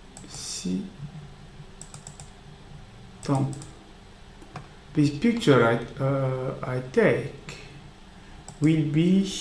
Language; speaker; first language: English; non-native, learner; French